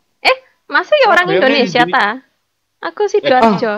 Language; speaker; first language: Indonesian; early bilingual, other home language; Japanese